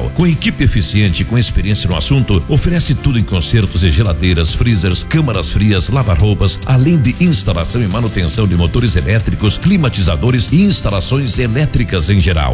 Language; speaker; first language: Portuguese; native; Portuguese